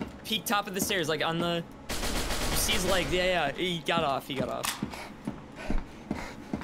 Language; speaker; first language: English; native; English